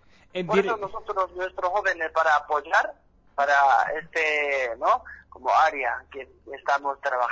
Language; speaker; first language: Spanish; non-native, learner; Korean